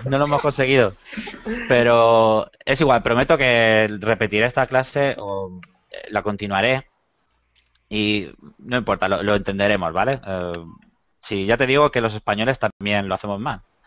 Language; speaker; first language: Spanish; native; Spanish